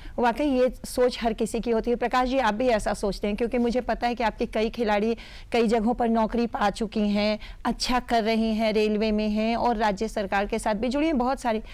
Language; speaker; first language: Hindi; native; Hindi